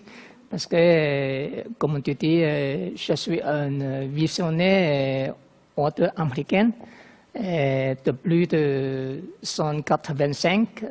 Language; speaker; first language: French; non-native, learner; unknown